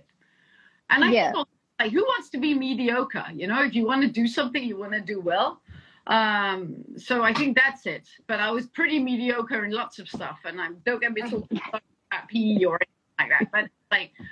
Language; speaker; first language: English; non-native, fluent; Danish